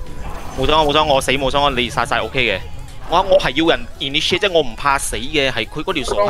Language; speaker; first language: Chinese; native; Chinese